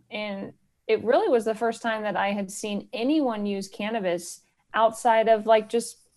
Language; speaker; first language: English; native; English